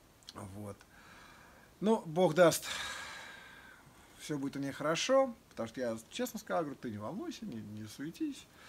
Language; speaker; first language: Russian; native; Russian